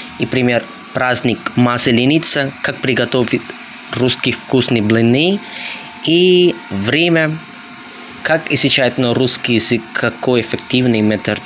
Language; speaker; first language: Russian; non-native, learner; Sinhala